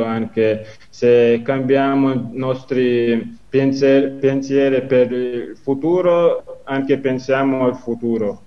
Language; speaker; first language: Italian; non-native, learner; Chechen